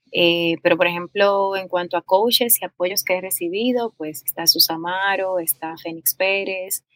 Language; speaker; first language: Spanish; native; Spanish